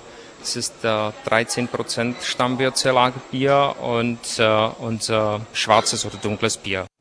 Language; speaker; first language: German; non-native, fluent; Czech